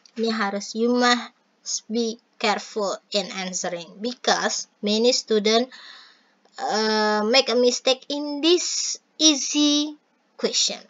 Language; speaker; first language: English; non-native, fluent; Indonesian